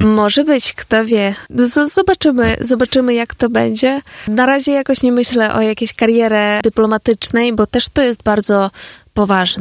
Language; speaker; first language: Polish; non-native, fluent; Ukrainian